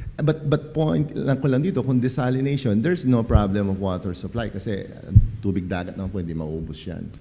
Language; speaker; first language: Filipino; non-native, local second language; Pampanga